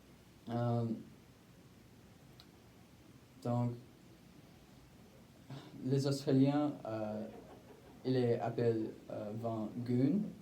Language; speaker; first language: French; non-native, learner; English